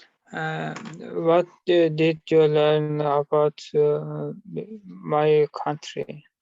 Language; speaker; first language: English; non-native, learner; Turkish